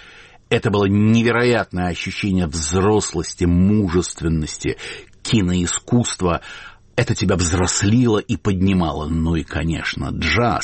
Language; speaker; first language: Russian; native; Russian